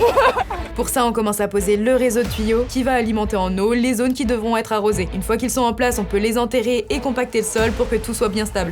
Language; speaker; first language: French; native; French